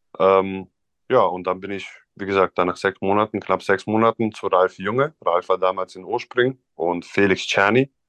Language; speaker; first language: German; non-native, fluent; Serbian